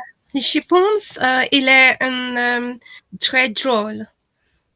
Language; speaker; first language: French; non-native, learner; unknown